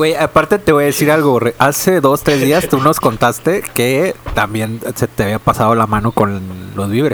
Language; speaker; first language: Spanish; native; Spanish